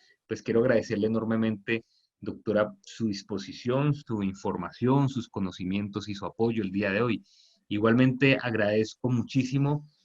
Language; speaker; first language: Spanish; native; Spanish